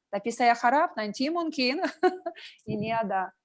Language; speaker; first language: Indonesian; non-native, learner; Russian